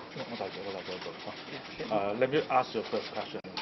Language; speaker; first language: English; non-native, local second language; Cantonese